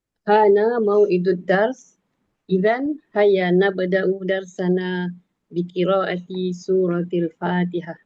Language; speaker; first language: Arabic; non-native, learner; Malay